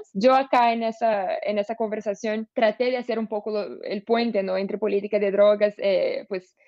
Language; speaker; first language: Spanish; non-native, fluent; Portuguese